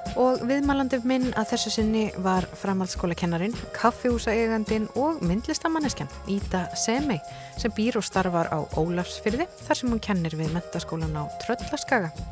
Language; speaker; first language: Icelandic; non-native, fluent; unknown